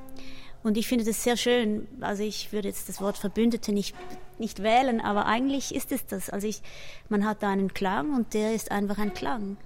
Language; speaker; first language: German; native; German